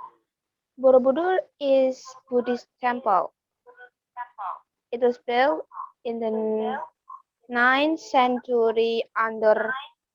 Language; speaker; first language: English; non-native, learner; Indonesian